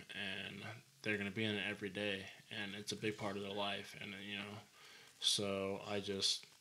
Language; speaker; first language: English; native; English